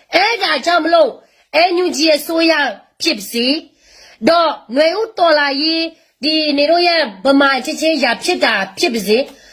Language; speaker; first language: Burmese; non-native, local second language; S'gaw Karen